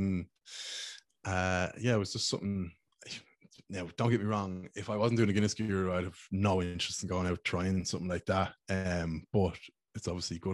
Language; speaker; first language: English; native; English